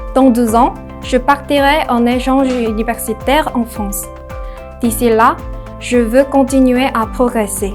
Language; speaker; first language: French; non-native, learner; Korean